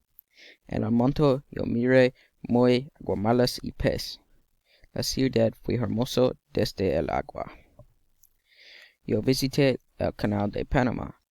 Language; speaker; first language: Spanish; non-native, learner; English